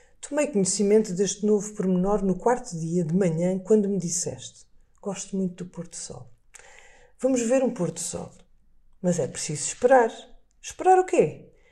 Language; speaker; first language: Portuguese; native; Portuguese